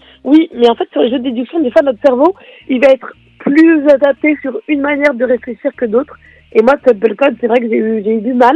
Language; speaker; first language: French; native; French